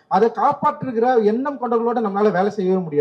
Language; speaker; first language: Tamil; native; Tamil